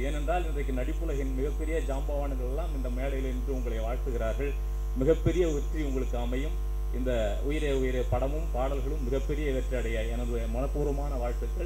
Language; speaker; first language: Tamil; native; Tamil